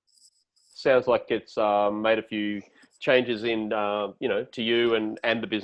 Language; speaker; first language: English; native; English